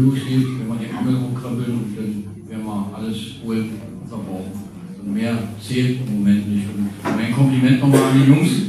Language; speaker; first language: German; native; German